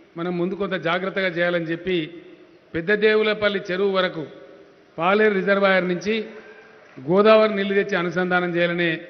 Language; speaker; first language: Telugu; native; Telugu